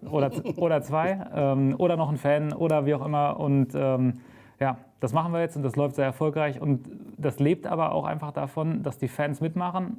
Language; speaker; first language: German; native; German